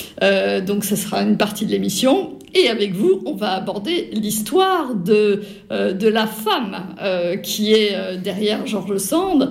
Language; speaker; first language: French; native; French